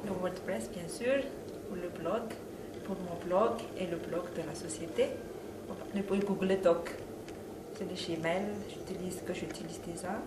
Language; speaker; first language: French; non-native, local second language; Malagasy